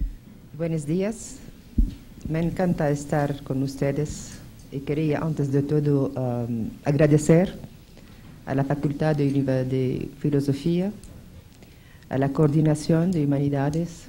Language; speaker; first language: Spanish; non-native, fluent; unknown